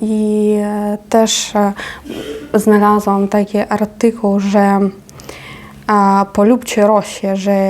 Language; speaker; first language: Polish; non-native, fluent; Ukrainian